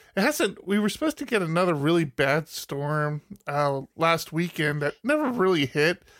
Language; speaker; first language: English; native; English